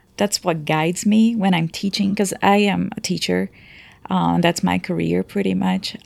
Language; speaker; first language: English; non-native, fluent; Portuguese